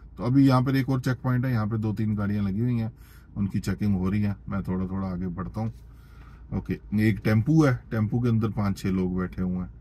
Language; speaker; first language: Hindi; non-native, local second language; Punjabi